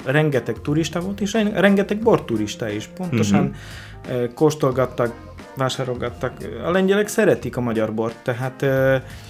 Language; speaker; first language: Hungarian; non-native, fluent; Polish